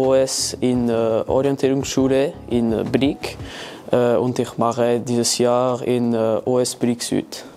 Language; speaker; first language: German; non-native, local second language; French